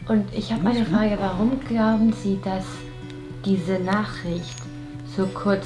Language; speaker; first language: German; non-native, learner; Spanish